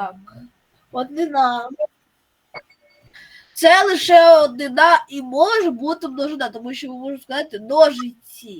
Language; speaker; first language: Ukrainian; non-native, local second language; Russian